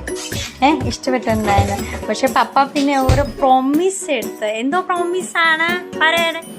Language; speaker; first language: Malayalam; non-native, learner; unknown